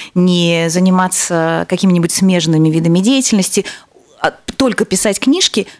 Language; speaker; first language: Russian; native; Russian